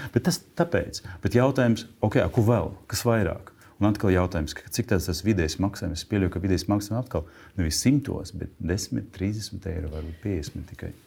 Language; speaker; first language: Latvian; non-native, local second language; Russian